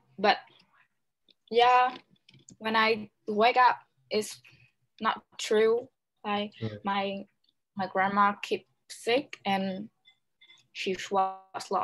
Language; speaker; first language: English; non-native, learner; Vietnamese